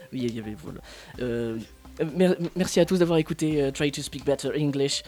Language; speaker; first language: French; native; French